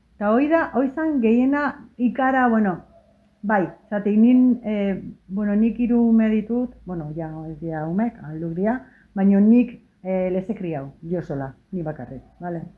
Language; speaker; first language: Basque; native; Basque